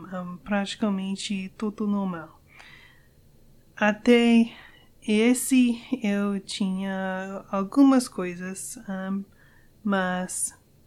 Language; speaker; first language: Portuguese; non-native, learner; English